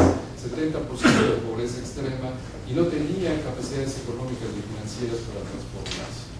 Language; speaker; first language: Spanish; native; Spanish